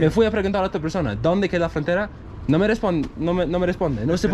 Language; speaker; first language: Spanish; non-native, fluent; English